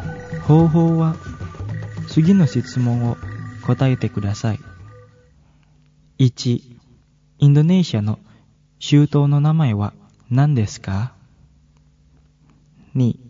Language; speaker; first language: Japanese; non-native, fluent; Indonesian